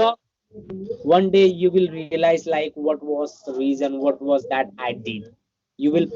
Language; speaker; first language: English; non-native, learner; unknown